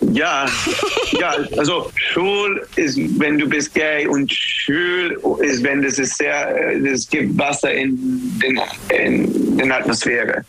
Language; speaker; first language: German; non-native, learner; English